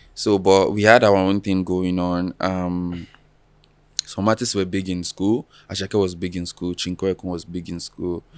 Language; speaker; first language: English; non-native, local second language; Yoruba